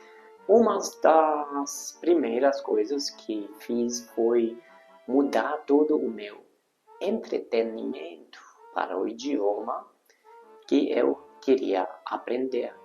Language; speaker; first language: Portuguese; non-native, fluent; Hungarian